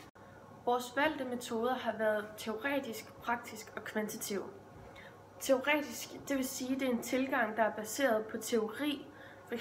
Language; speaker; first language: Danish; native; Danish